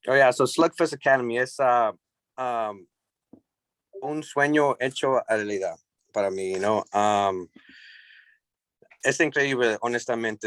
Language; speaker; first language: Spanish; early bilingual, heritage; English